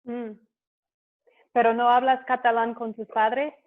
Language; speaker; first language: Spanish; non-native, fluent; English